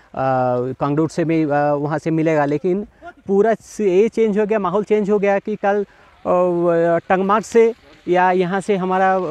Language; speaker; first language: Hindi; non-native, local second language; Bangla